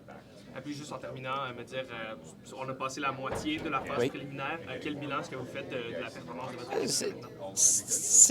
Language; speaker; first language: French; native; French